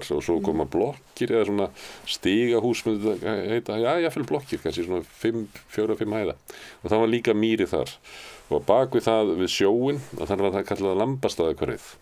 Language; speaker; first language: Icelandic; native; Icelandic